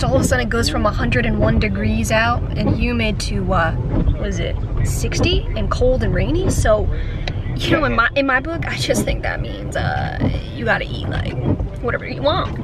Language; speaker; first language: English; native; English